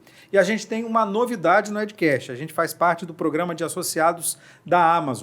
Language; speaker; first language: Portuguese; native; Portuguese